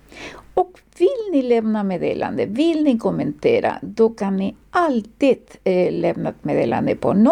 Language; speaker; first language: Swedish; non-native, fluent; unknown